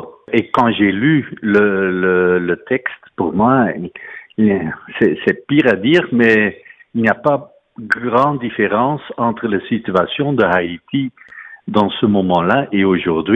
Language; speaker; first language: French; non-native, fluent; Dutch